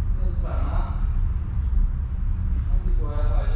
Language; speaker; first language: Chinese; native; Chinese